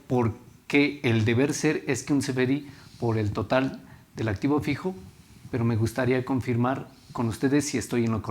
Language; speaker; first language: Spanish; native; Spanish